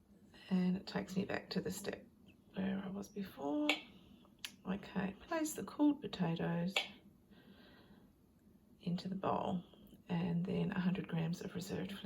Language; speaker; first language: English; native; English